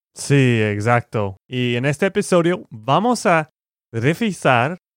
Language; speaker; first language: Spanish; non-native, fluent; English